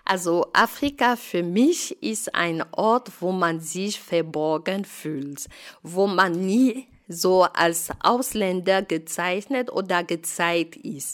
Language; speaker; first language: German; non-native, fluent; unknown